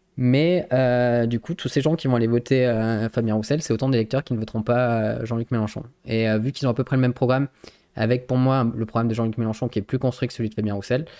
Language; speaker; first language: French; native; French